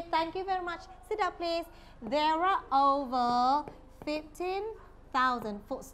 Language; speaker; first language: English; non-native, fluent; Vietnamese